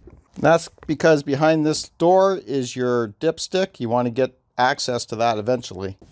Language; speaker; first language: English; native; English